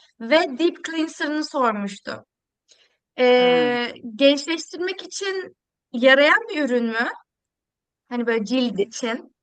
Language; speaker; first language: Turkish; native; Turkish